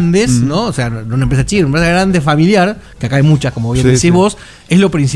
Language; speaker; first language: Spanish; native; Spanish